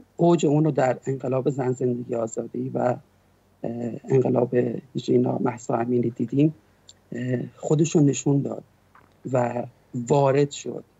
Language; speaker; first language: Persian; native; Persian